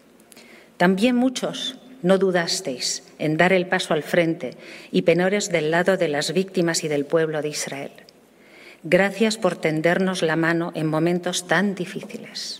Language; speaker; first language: Spanish; native; Spanish